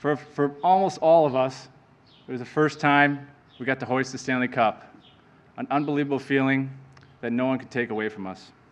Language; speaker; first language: English; native; English